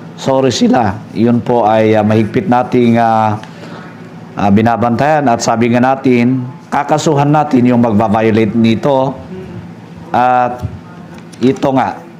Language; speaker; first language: Filipino; non-native, local second language; Iloko